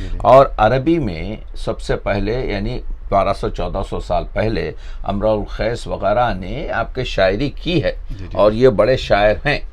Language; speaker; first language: Urdu; native; Urdu